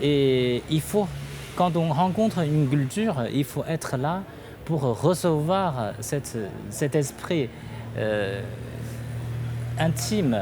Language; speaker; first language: French; non-native, fluent; Chinese